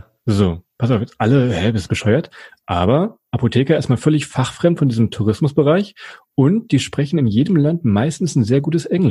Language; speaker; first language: German; native; German